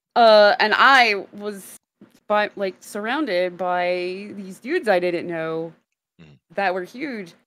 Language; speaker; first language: English; native; English